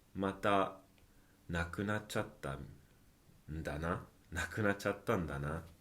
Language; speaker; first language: Japanese; non-native, fluent; English